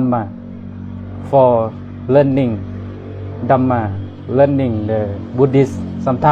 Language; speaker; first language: English; non-native, learner; Thai